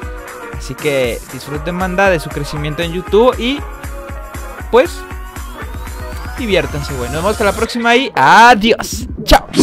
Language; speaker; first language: Spanish; native; Spanish